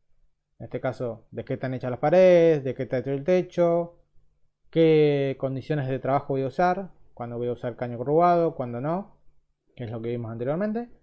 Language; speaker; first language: Spanish; native; Spanish